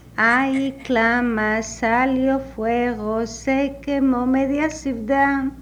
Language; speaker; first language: Spanish; native; Spanish